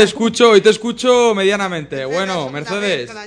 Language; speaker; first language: Spanish; native; Spanish